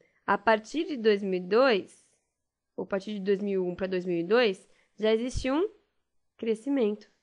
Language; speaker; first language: Portuguese; native; Portuguese